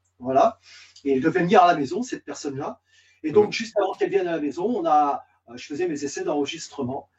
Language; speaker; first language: French; native; French